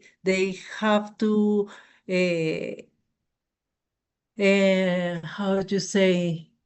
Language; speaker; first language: English; non-native, learner; Spanish